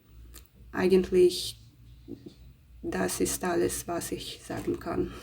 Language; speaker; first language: German; non-native, learner; Russian